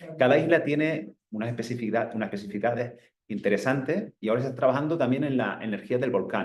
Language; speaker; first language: Spanish; native; Spanish